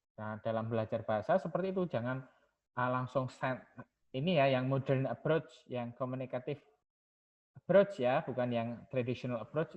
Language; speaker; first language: Indonesian; non-native, local second language; Javanese